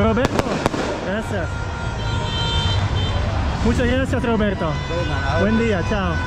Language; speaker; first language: Spanish; non-native, learner; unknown